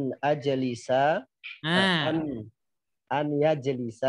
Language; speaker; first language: Arabic; non-native, learner; Indonesian